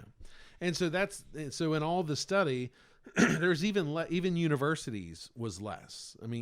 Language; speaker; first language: English; native; English